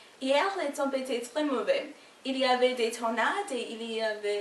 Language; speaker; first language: French; non-native, learner; English